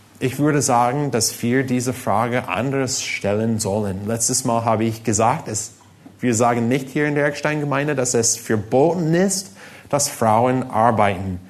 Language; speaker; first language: German; non-native, fluent; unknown